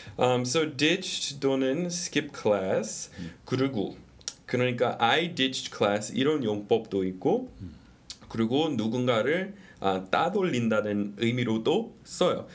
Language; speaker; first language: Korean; non-native, fluent; English